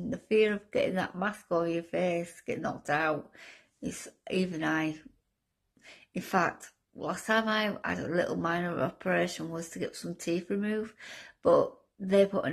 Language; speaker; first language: English; native; English